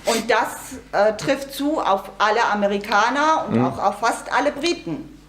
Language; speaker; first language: German; native; German